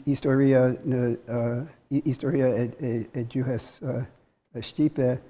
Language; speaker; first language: Albanian; non-native, learner; English